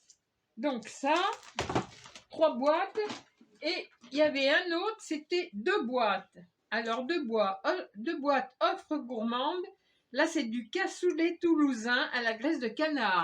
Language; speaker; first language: French; native; French